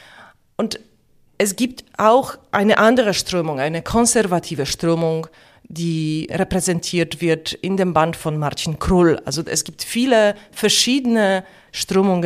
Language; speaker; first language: German; non-native, fluent; Polish